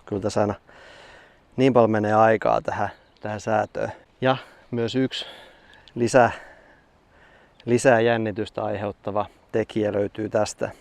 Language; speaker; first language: Finnish; native; Finnish